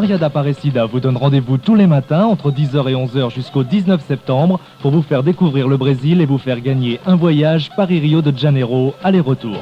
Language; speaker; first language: French; native; French